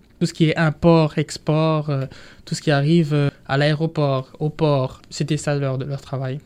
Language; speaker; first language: French; non-native, local second language; Rundi